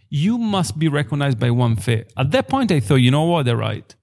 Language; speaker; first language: English; non-native, fluent; Italian